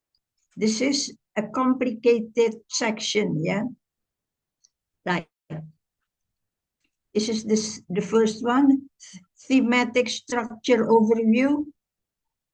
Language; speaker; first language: English; non-native, fluent; Indonesian